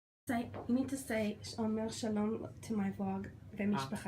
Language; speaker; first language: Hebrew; non-native, learner; English